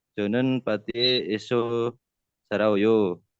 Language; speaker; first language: Korean; non-native, learner; Indonesian